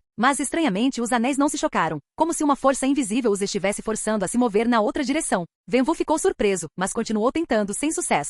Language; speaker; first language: Portuguese; native; Portuguese